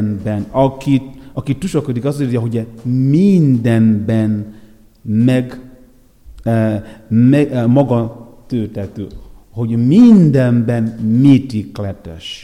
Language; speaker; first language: Hungarian; non-native, fluent; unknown